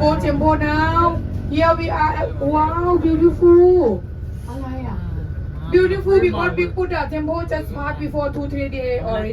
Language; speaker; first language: English; non-native, learner; Thai